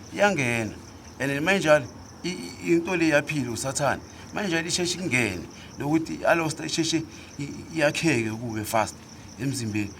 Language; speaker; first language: Zulu; native; Zulu